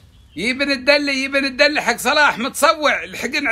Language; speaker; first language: Arabic; native; Arabic